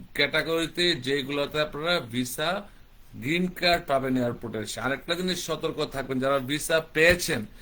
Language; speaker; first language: Bangla; early bilingual, heritage; Bangla